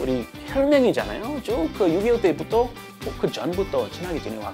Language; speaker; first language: Korean; non-native, fluent; English